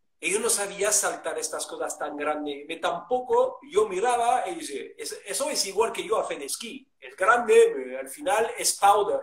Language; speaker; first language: Spanish; non-native, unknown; French